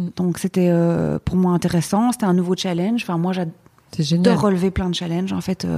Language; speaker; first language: French; native; French